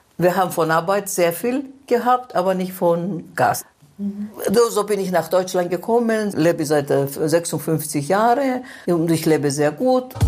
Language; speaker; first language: German; non-native, fluent; Greek